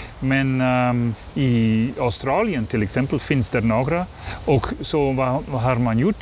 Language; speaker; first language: Swedish; non-native, learner; Dutch